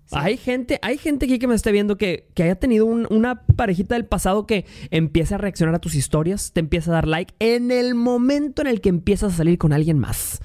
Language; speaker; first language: Spanish; native; Spanish